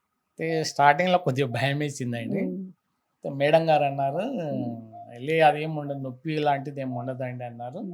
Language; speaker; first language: Telugu; native; Telugu